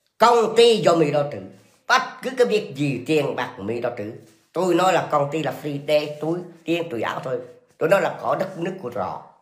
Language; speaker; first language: Vietnamese; non-native, local second language; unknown